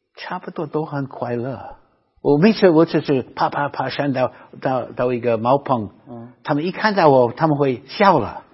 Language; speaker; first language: Chinese; non-native, fluent; English